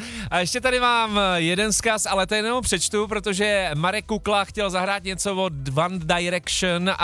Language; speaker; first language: Czech; native; Czech